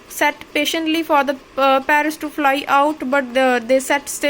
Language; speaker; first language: English; non-native, local second language; Punjabi